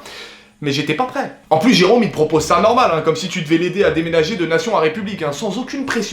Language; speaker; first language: French; native; French